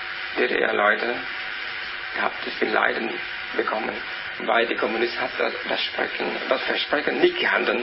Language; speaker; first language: German; non-native, learner; Vietnamese